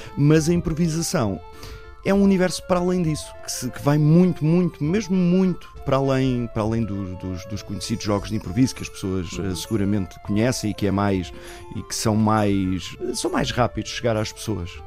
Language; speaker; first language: Portuguese; native; Portuguese